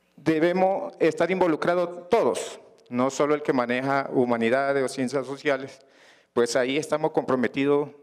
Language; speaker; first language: Spanish; non-native, local second language; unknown